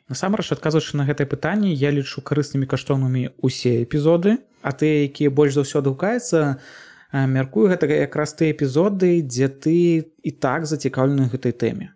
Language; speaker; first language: Belarusian; native; Belarusian